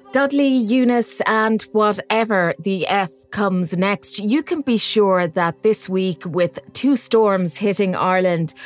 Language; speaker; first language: English; native; English